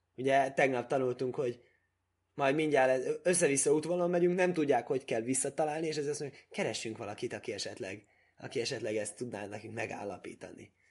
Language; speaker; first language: Hungarian; early bilingual, heritage; Hungarian